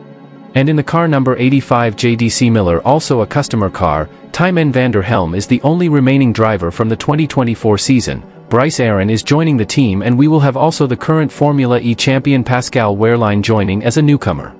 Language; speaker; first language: English; non-native, fluent; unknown